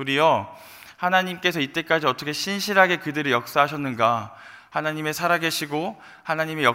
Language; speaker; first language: Korean; native; Korean